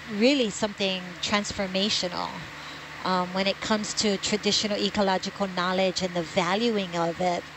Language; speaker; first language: English; native; English